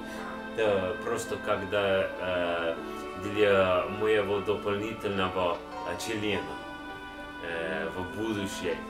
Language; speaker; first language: Russian; non-native, learner; English